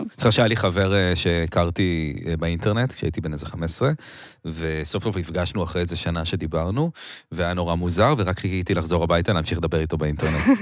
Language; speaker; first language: Hebrew; native; Hebrew